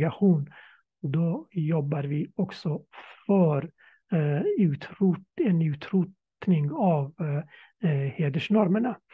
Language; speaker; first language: Swedish; non-native, fluent; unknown